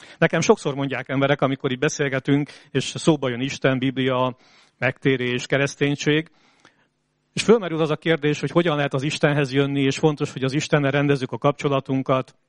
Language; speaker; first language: Hungarian; native; Hungarian